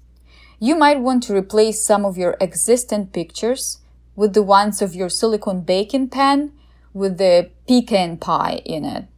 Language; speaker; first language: English; non-native, fluent; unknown